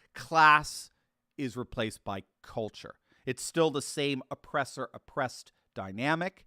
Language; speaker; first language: English; native; English